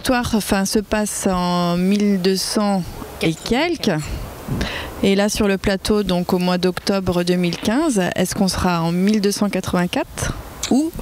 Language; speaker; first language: French; native; French